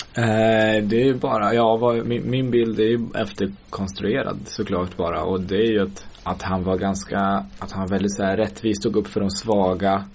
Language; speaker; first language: Swedish; early bilingual, other home language; Kurdish